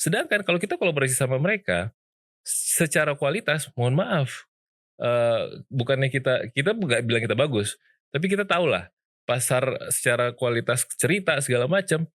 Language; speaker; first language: Indonesian; native; Indonesian